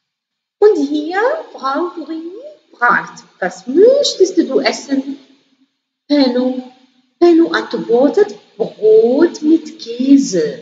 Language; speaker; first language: German; non-native, learner; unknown